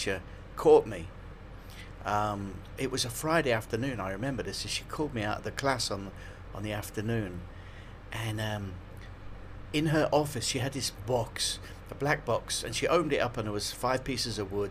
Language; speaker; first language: English; native; English